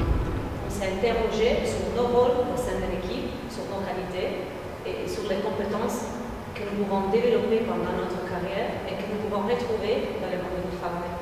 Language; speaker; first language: French; non-native, fluent; Italian